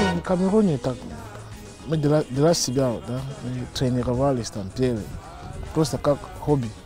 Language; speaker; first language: Russian; non-native, fluent; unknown